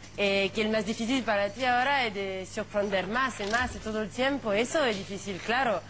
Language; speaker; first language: Spanish; non-native, learner; French